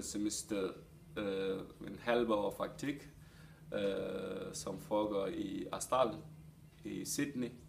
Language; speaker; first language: Danish; non-native, fluent; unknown